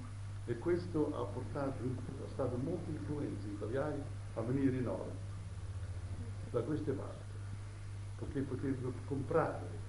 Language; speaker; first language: Italian; early bilingual, heritage; Italian